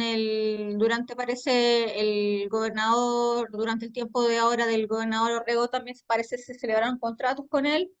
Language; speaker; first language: Spanish; native; Spanish